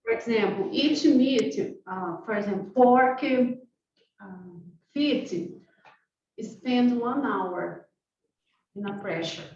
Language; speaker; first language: English; non-native, learner; Portuguese